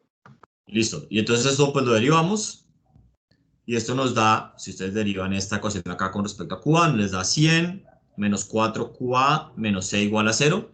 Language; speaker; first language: Spanish; native; Spanish